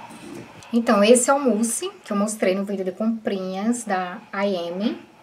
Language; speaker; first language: Portuguese; native; Portuguese